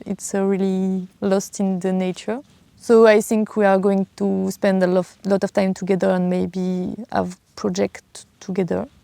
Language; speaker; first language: English; non-native, learner; French